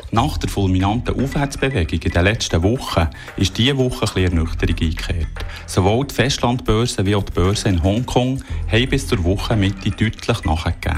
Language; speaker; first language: German; native; German